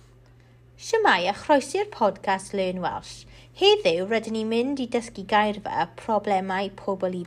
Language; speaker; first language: Welsh; non-native, local second language; English